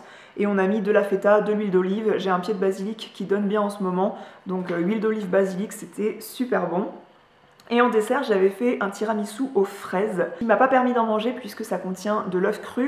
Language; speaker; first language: French; native; French